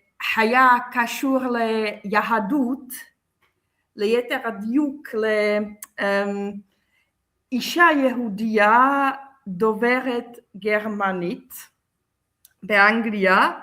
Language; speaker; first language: Hebrew; non-native, fluent; Czech